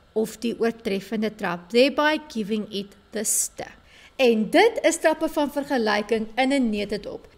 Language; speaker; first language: English; native; English